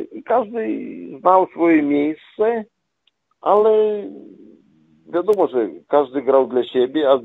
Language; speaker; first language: Polish; non-native, fluent; Russian